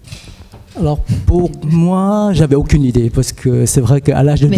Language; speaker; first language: French; early bilingual, other home language; Vietnamese